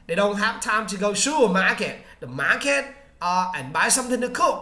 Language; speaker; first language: English; non-native, learner; Vietnamese